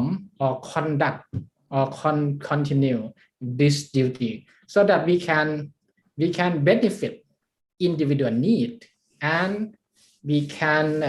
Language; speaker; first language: English; non-native, learner; Thai